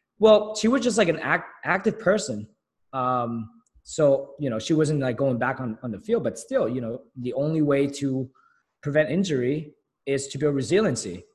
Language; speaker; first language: English; early bilingual, other home language; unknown